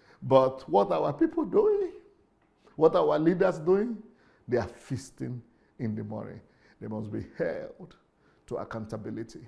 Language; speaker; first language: English; non-native, local second language; Yoruba